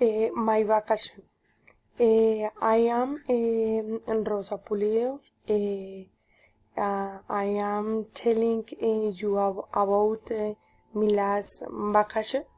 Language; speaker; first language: English; non-native, learner; Spanish